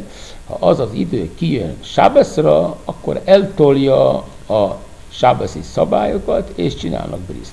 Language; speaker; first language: Hungarian; non-native, fluent; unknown